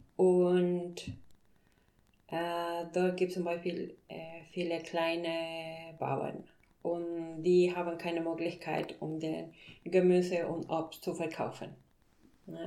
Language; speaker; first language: German; non-native, fluent; Spanish